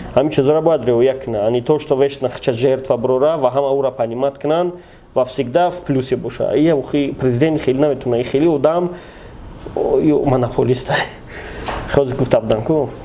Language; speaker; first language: Russian; non-native, local second language; Tajik